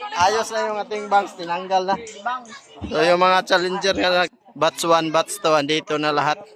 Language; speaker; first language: Filipino; non-native, local second language; Hiligaynon